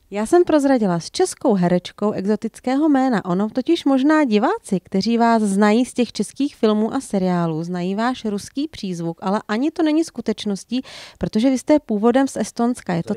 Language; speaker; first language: Czech; native; Czech